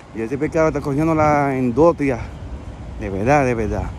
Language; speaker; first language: Spanish; early bilingual, heritage; Spanish